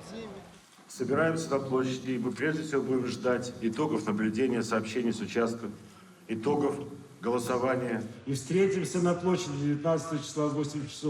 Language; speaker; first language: Russian; native; Russian